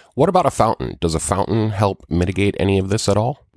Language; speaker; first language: English; native; English